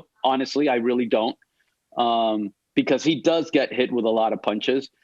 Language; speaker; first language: English; native; English